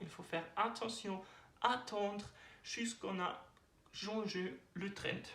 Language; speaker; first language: French; non-native, learner; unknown